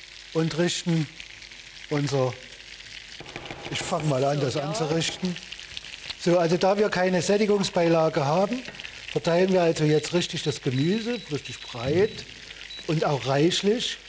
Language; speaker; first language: German; native; German